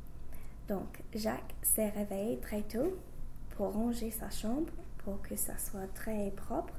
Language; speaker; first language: French; non-native, fluent; English